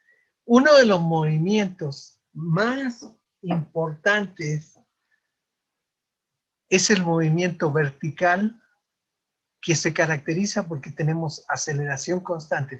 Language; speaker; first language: Spanish; native; Spanish